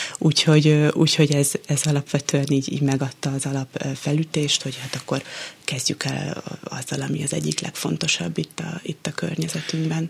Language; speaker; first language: Hungarian; native; Hungarian